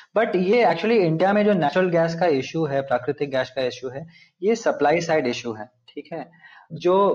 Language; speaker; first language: Hindi; non-native, local second language; Telugu